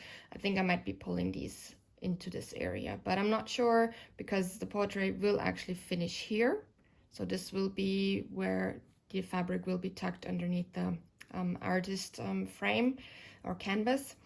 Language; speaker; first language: English; non-native, fluent; German